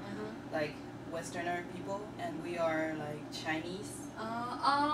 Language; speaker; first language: English; non-native, learner; Chinese